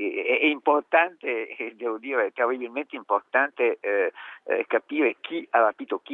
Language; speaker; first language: Italian; native; Italian